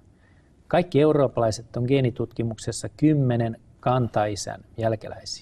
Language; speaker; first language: Finnish; native; Finnish